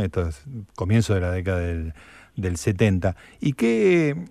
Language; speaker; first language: Spanish; native; Spanish